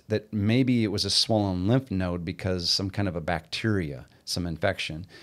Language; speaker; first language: English; native; English